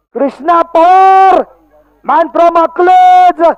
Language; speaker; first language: Hindi; non-native, local second language; Marathi